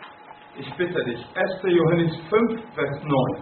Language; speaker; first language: German; non-native, fluent; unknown